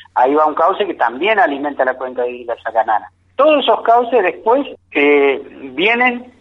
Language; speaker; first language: Spanish; native; Spanish